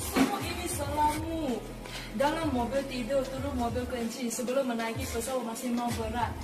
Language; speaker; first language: Indonesian; non-native, learner; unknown